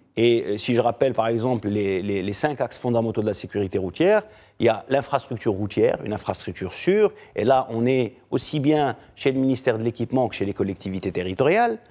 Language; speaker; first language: French; non-native, local second language; Arabic